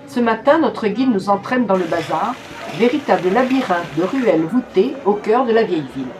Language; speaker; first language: French; native; French